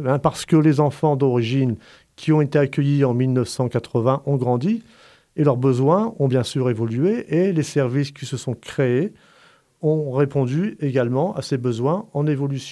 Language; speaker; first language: French; native; French